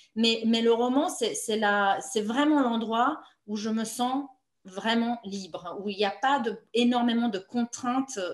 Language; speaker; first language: French; non-native, fluent; Romanian